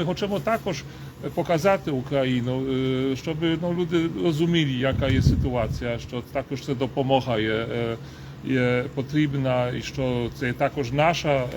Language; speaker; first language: Ukrainian; non-native, learner; Polish